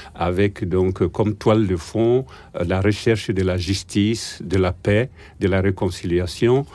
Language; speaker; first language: French; non-native, local second language; Bambara